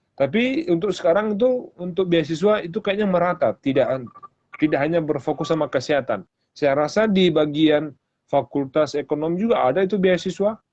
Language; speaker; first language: Indonesian; native; Indonesian